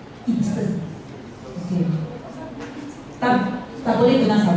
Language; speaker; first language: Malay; non-native, local second language; Chinese